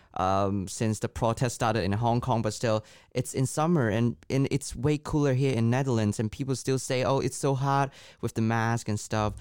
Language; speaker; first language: English; non-native, local second language; Cantonese